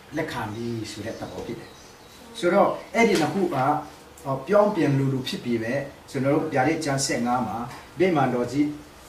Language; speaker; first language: Burmese; non-native, local second language; Tedim Chin